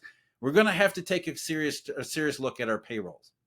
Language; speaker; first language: English; native; English